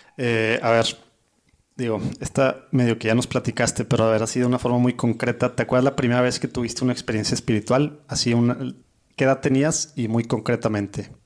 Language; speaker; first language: Spanish; native; Spanish